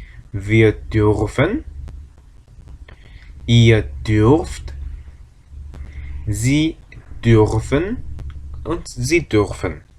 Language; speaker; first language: German; non-native, fluent; Korean